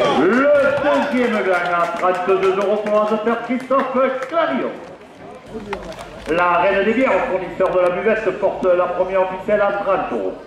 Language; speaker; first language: French; native; French